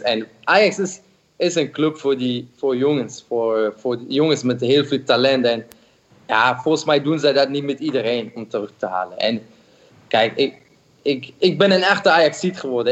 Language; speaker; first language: Dutch; non-native, fluent; German